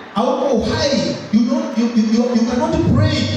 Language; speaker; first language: English; non-native, local second language; Swahili